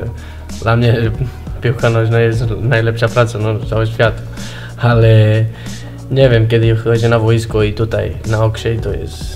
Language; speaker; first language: Polish; non-native, learner; Spanish